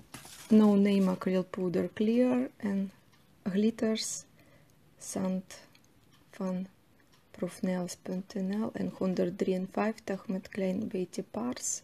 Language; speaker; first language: Dutch; non-native, fluent; Russian